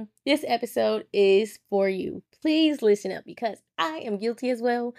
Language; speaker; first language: English; native; English